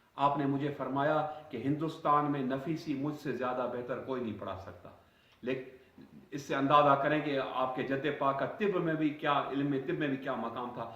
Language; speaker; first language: Urdu; non-native, local second language; Sindhi